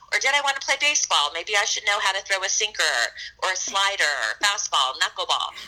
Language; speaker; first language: English; native; English